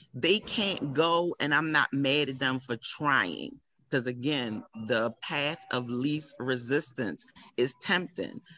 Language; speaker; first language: English; native; English